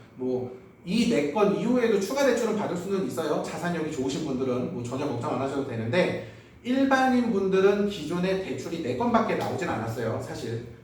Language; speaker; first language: Korean; native; Korean